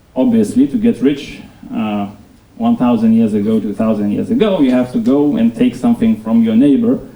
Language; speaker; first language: English; non-native, fluent; Lithuanian